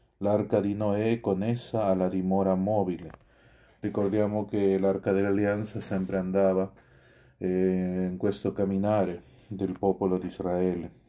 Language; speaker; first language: Italian; non-native, fluent; Spanish